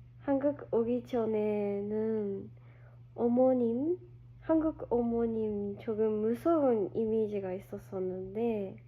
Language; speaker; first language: Korean; non-native, learner; Japanese